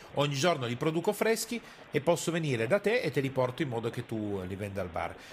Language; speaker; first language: Italian; native; Italian